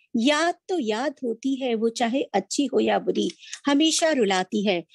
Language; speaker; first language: Hindi; native; Hindi